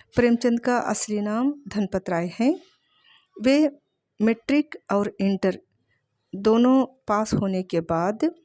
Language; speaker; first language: Hindi; non-native, local second language; Telugu